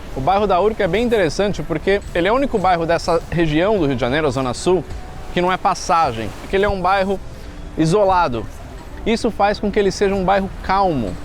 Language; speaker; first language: Portuguese; native; Portuguese